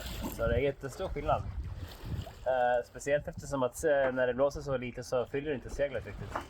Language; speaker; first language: Swedish; native; Swedish